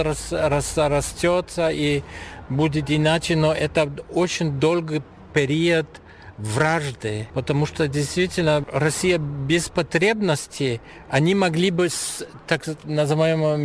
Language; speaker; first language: Russian; non-native, fluent; German